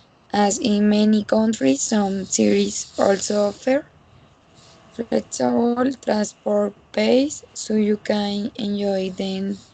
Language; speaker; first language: English; non-native, learner; Spanish